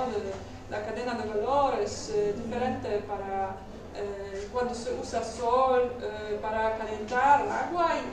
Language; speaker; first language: Spanish; non-native, learner; Polish